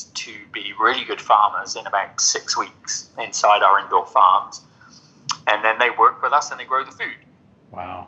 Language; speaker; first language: English; native; English